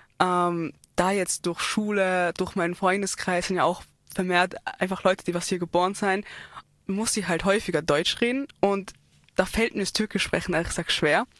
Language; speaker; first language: German; early bilingual, other home language; Turkish